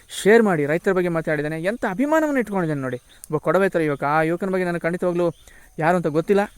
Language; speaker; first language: Kannada; non-native, local second language; Kodava